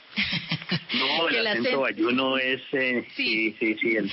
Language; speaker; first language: Spanish; early bilingual, heritage; Spanish